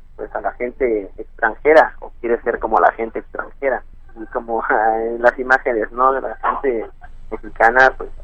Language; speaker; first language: Spanish; non-native, local second language; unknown